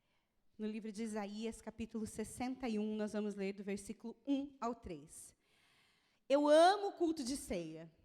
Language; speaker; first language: Portuguese; native; Portuguese